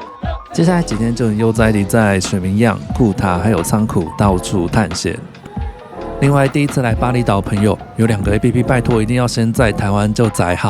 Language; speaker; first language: Chinese; native; Chinese